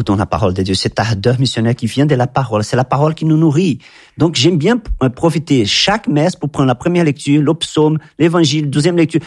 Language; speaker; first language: French; non-native, fluent; Portuguese